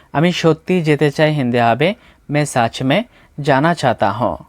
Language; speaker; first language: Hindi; non-native, fluent; Bangla